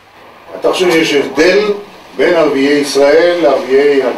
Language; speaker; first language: Hebrew; native; Hebrew